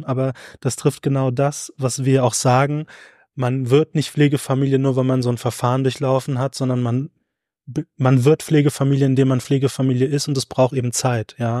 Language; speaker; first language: German; native; German